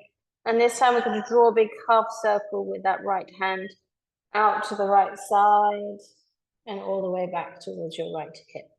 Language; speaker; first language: English; native; English